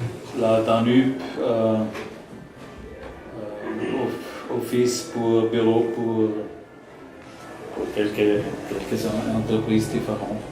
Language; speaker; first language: French; non-native, learner; German